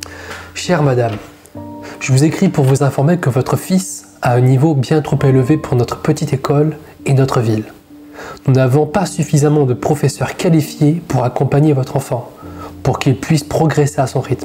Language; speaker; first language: French; native; French